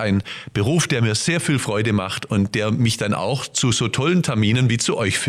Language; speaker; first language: German; native; German